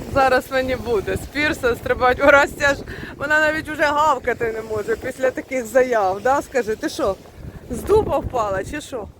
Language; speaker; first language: Ukrainian; native; Ukrainian